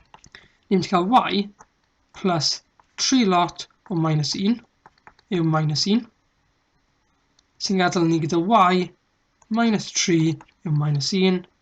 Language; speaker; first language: Welsh; native; Welsh